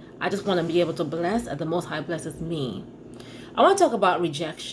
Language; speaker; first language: English; native; English